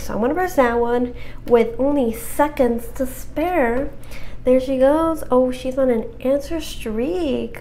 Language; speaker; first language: English; native; English